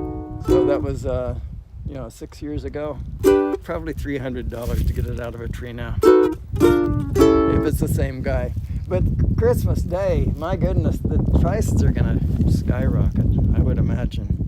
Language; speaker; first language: English; native; English